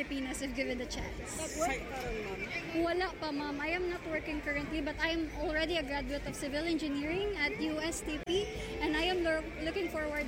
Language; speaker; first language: English; non-native, local second language; Cebuano